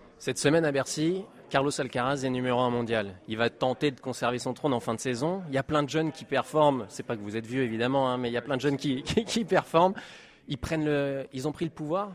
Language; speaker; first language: French; native; French